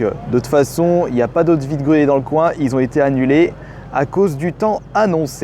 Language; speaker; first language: French; native; French